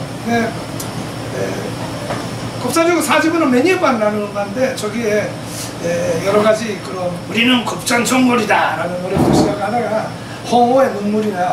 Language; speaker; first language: Korean; non-native, fluent; Japanese